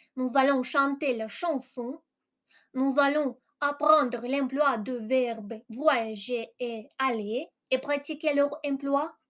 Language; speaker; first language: French; non-native, fluent; Ukrainian